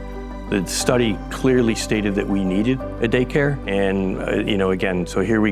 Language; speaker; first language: English; native; English